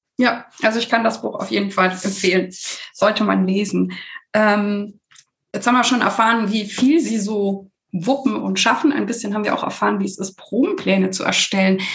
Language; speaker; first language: German; native; German